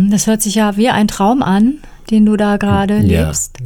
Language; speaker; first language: German; native; German